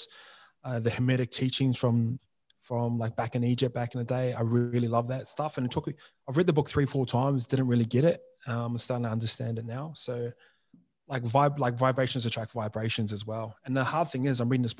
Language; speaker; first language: English; native; English